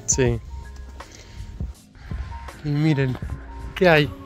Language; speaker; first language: Spanish; native; Spanish